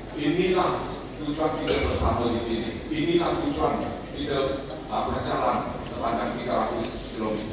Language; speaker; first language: Malay; non-native, local second language; Chinese